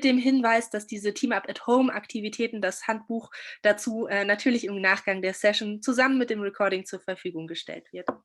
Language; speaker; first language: German; native; German